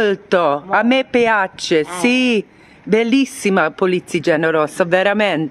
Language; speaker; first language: Italian; non-native, learner; English